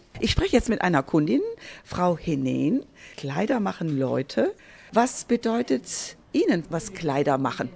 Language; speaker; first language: German; native; German